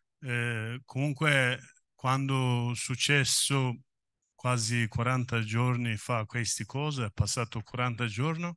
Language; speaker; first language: Italian; non-native, learner; Kurdish